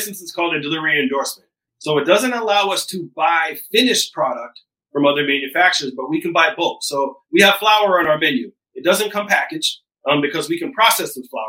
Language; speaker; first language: English; native; English